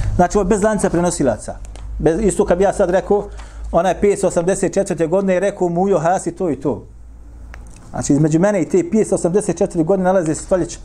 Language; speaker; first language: Bosnian; native; Bosnian